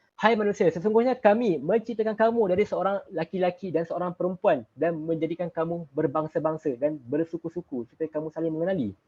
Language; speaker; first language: Malay; native; Malay